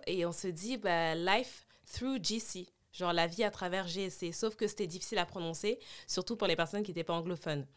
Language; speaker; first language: French; native; French